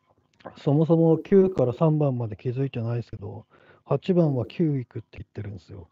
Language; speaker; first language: Japanese; native; Japanese